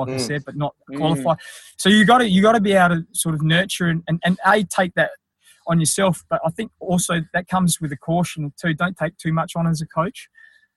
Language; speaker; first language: English; native; English